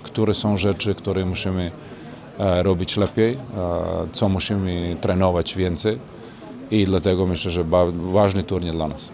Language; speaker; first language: Polish; non-native, learner; Serbian